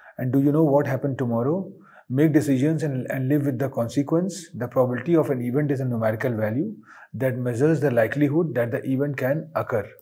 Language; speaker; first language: English; non-native, local second language; Hindi